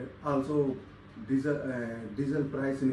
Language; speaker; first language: English; non-native, learner; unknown